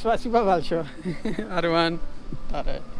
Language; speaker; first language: Russian; non-native, learner; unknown